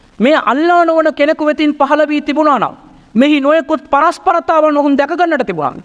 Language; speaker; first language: Sinhala; non-native, local second language; Tamil